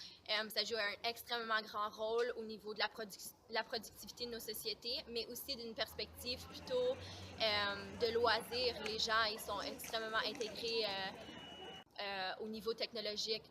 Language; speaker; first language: French; native; French